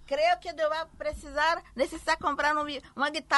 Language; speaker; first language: Spanish; non-native, learner; Portuguese